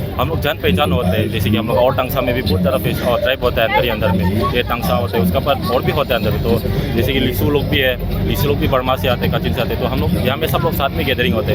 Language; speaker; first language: Hindi; non-native, local second language; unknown